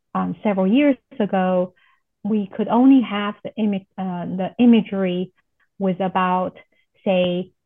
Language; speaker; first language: English; non-native, fluent; Chinese